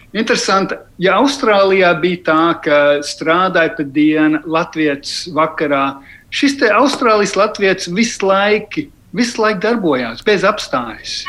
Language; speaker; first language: Latvian; early bilingual, heritage; Latvian